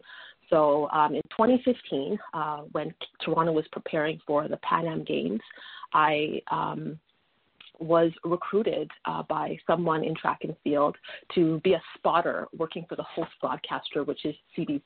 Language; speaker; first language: English; native; English